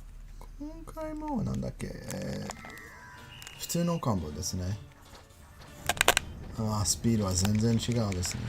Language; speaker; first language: Japanese; non-native, learner; English